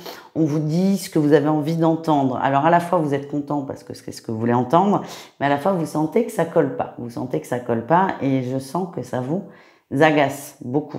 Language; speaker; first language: French; native; French